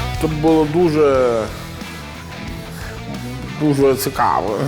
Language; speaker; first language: Ukrainian; non-native, learner; Italian